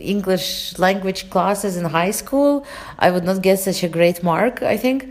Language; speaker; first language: English; non-native, fluent; Russian